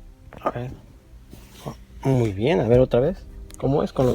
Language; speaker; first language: Spanish; native; Spanish